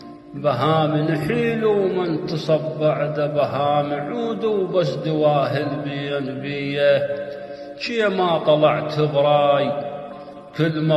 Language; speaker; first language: Arabic; native; Arabic